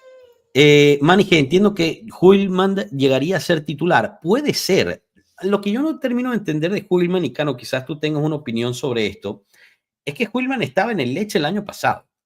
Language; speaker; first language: Spanish; native; Spanish